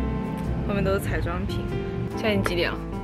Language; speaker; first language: Chinese; native; Chinese